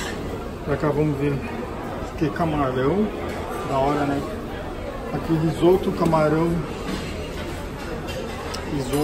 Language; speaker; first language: Portuguese; non-native, fluent; Japanese